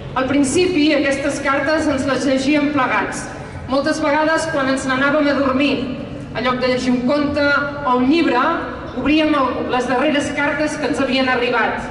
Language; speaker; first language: Catalan; native; Catalan